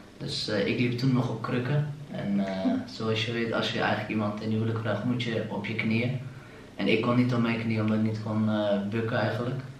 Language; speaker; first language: Dutch; early bilingual, other home language; Turkish